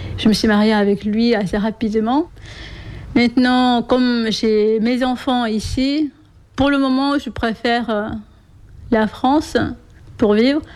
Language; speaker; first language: French; non-native, fluent; Korean